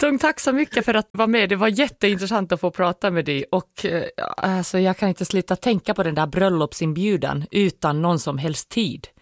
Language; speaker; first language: Swedish; native; Swedish